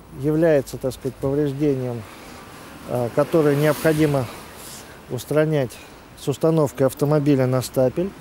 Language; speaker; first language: Russian; native; Russian